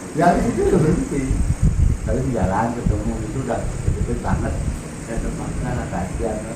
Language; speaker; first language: Indonesian; non-native, local second language; Javanese